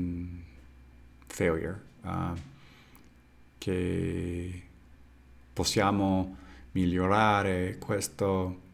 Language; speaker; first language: Italian; non-native, learner; English